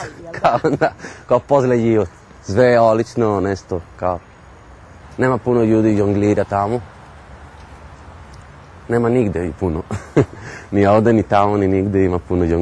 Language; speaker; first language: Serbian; non-native, learner; Spanish